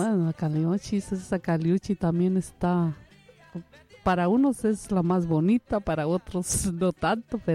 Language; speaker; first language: Spanish; native; Spanish